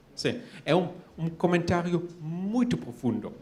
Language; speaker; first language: Portuguese; non-native, fluent; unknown